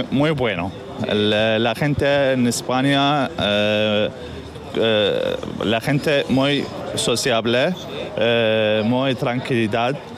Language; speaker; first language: Spanish; non-native, learner; Arabic